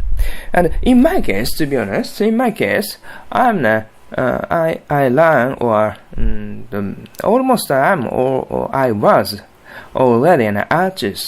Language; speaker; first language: English; non-native, learner; Japanese